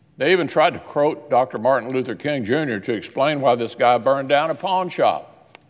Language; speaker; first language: English; native; English